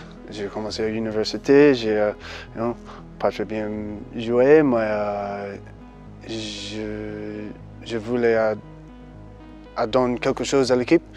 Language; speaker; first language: French; early bilingual, heritage; English